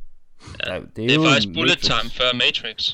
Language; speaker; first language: Danish; native; Danish